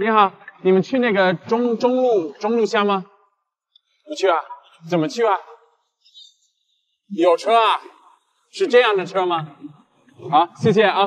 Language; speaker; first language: Chinese; non-native, fluent; English